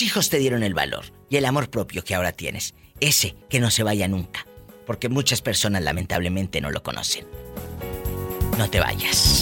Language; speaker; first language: Spanish; native; Spanish